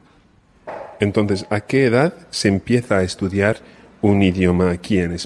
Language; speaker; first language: Spanish; non-native, fluent; English